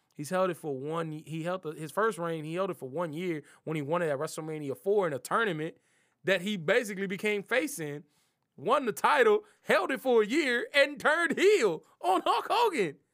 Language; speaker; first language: English; native; English